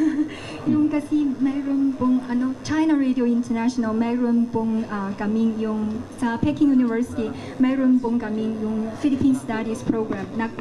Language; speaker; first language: Filipino; non-native, learner; Chinese